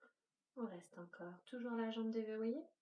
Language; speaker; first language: French; native; French